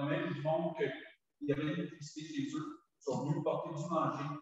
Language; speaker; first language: French; native; French